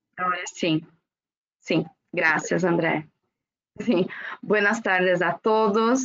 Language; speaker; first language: Spanish; non-native, fluent; Portuguese